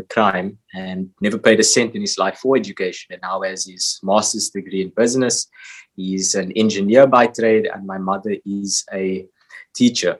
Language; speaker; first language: English; native; English